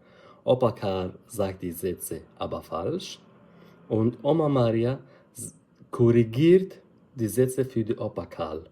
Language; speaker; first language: German; non-native, fluent; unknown